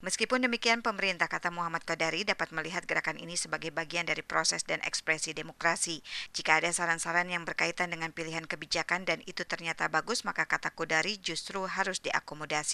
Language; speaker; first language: Indonesian; native; Indonesian